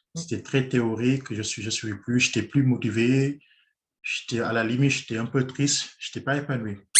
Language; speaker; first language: French; non-native, local second language; Wolof